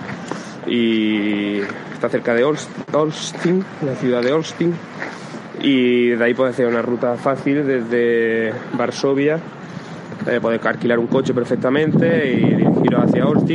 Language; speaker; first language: Spanish; native; Spanish